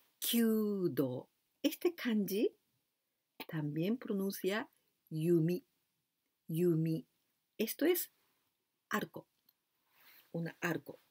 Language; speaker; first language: Spanish; non-native, fluent; Japanese